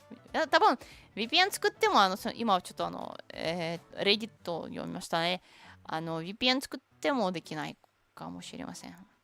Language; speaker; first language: Japanese; non-native, learner; Russian